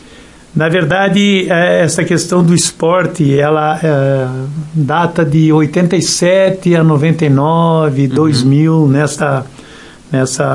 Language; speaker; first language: Portuguese; native; Portuguese